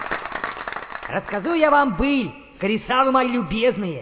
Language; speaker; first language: Russian; native; Russian